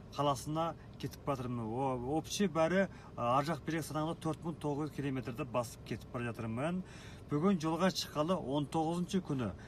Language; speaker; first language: Kazakh; native; Kazakh